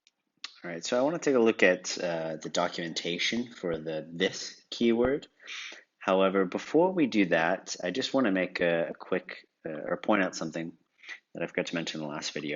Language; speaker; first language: English; native; English